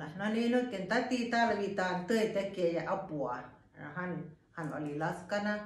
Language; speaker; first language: Finnish; non-native, learner; Thai